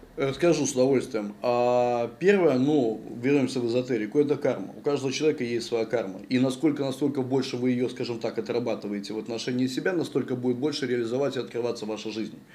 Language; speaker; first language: Russian; native; Russian